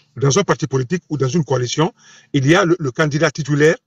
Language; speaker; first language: French; non-native, local second language; Bambara